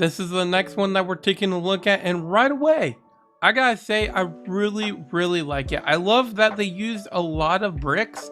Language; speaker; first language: English; native; English